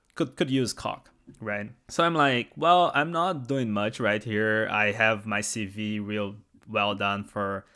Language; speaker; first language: English; non-native, fluent; Portuguese